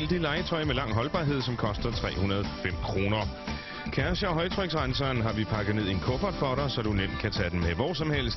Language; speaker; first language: Danish; native; Danish